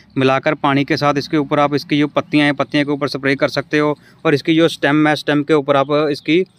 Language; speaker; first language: Hindi; non-native, local second language; Punjabi